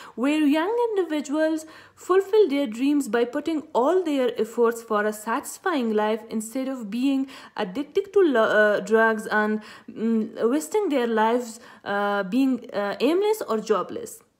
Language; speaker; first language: English; non-native, fluent; Pashto